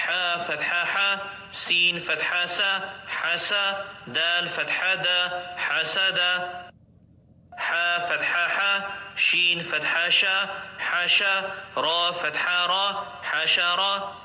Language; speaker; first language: Arabic; non-native, fluent; Oromo